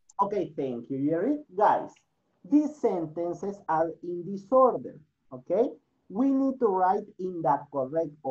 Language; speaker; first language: English; non-native, learner; Spanish